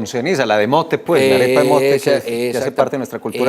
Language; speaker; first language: Spanish; native; Spanish